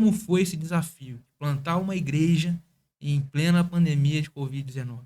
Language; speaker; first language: Portuguese; native; Portuguese